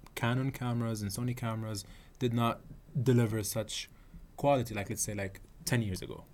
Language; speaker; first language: English; non-native, fluent; Arabic